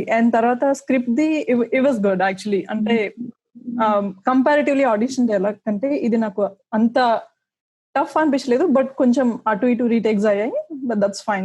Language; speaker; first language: Telugu; early bilingual, heritage; Telugu